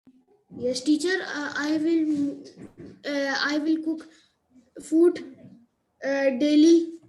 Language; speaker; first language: English; non-native, learner; Urdu